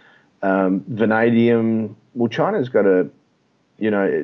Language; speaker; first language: English; native; English